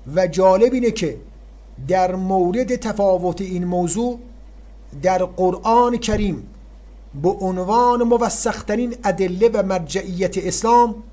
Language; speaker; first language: Persian; native; Persian